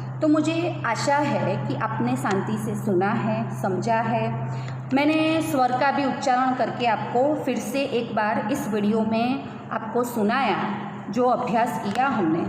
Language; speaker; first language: Hindi; non-native, local second language; Gujarati